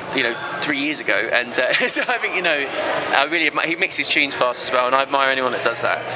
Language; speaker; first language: English; native; English